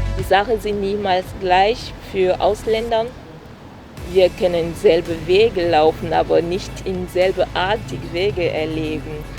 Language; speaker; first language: German; non-native, fluent; French